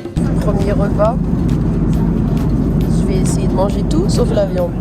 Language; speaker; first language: French; native; French